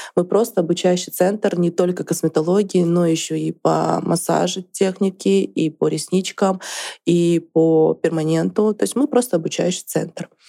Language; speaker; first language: Russian; native; Russian